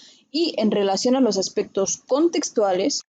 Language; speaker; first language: Spanish; native; Spanish